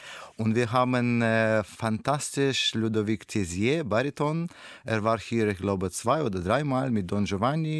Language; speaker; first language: German; non-native, learner; Russian